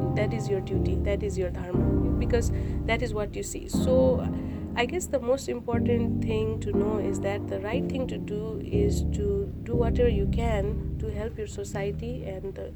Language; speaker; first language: English; non-native, local second language; Nepali